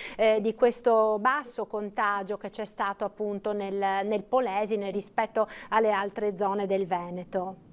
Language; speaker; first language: Italian; native; Italian